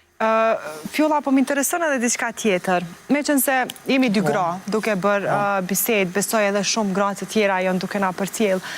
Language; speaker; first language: Albanian; native; Albanian